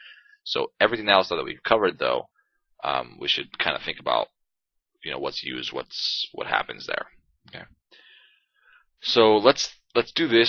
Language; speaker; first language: English; native; English